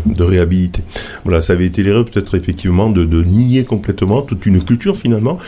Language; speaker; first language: French; native; French